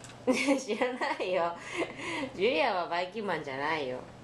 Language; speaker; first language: Japanese; native; Japanese